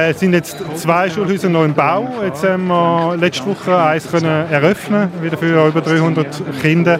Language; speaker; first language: German; native; German